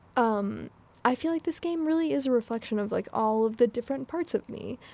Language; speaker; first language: English; native; English